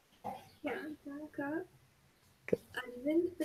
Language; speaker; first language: German; non-native, fluent; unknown